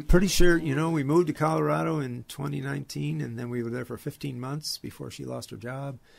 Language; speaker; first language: English; native; English